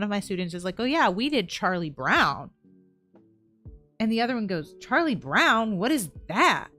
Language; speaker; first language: English; native; English